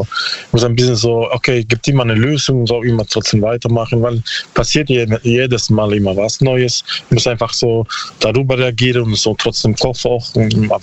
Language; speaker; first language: German; non-native, learner; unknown